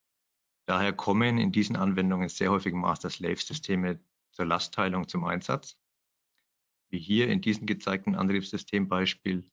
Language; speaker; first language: German; native; German